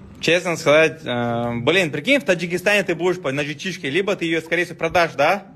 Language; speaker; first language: Russian; native; Russian